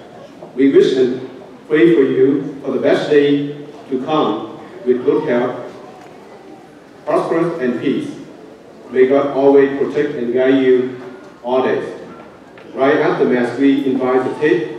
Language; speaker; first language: English; non-native, learner; Vietnamese